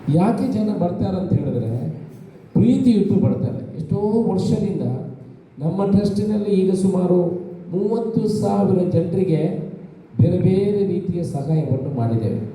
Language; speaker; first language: Kannada; non-native, local second language; Tulu